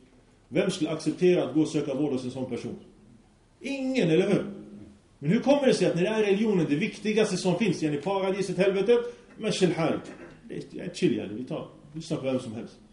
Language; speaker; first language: Swedish; early bilingual, other home language; Arabic